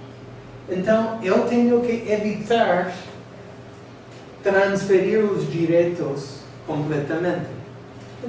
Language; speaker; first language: Portuguese; non-native, fluent; English